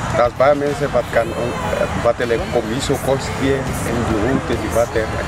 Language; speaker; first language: Afrikaans; non-native, local second language; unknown